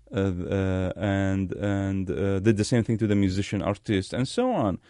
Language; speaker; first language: English; non-native, fluent; Arabic